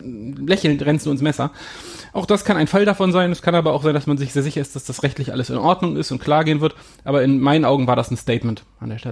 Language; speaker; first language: German; native; German